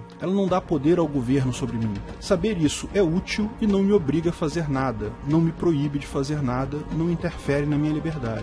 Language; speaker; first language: Portuguese; native; Portuguese